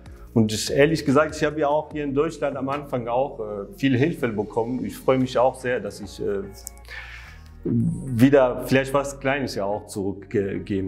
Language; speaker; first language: German; non-native, fluent; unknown